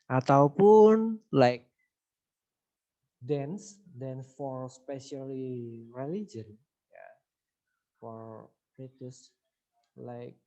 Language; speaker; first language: English; non-native, learner; Indonesian